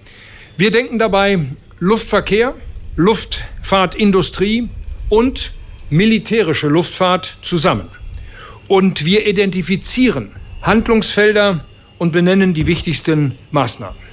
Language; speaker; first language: German; native; German